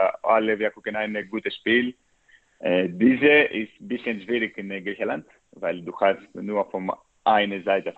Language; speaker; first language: German; non-native, learner; Greek